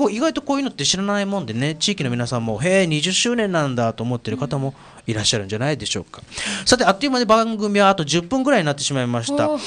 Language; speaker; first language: Japanese; native; Japanese